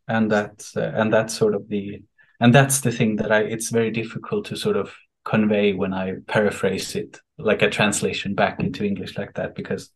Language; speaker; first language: English; non-native, fluent; Swedish